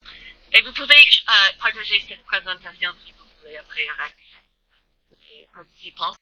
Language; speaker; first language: French; non-native, learner; English